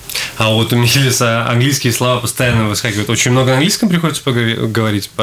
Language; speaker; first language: Russian; native; Russian